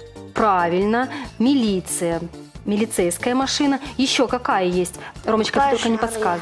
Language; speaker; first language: Russian; native; Russian